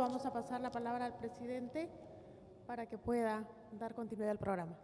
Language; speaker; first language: Spanish; native; Spanish